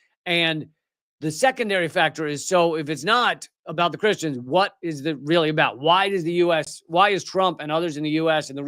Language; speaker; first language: English; native; English